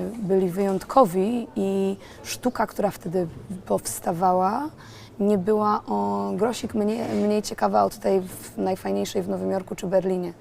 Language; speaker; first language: Polish; native; Polish